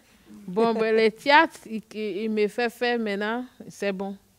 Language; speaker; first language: French; non-native, learner; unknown